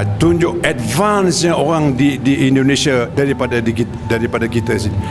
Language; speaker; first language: Malay; native; Malay